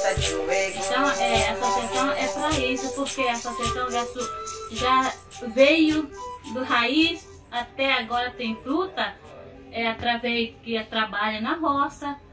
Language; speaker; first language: Portuguese; non-native, local second language; Ticuna